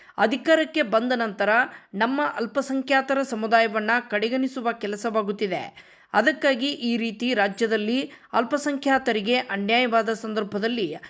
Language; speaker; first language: Kannada; native; Kannada